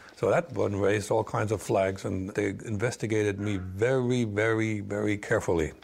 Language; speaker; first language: English; non-native, fluent; German